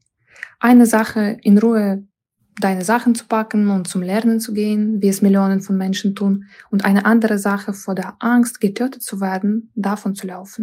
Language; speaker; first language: German; non-native, fluent; Ukrainian